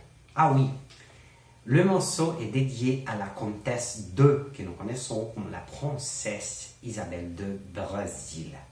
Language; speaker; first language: French; non-native, learner; Portuguese